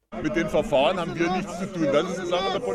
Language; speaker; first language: German; native; German